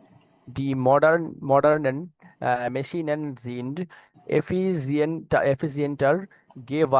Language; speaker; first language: German; non-native, learner; Bangla